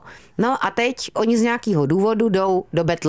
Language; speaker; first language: Czech; native; Czech